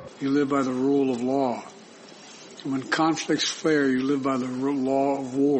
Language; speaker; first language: English; native; English